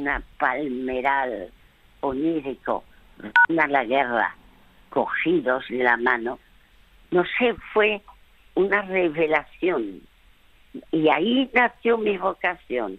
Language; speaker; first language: Spanish; early bilingual, other home language; French